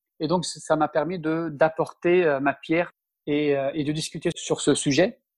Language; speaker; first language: French; early bilingual, other home language; Turkish